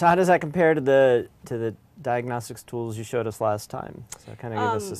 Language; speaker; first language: English; native; English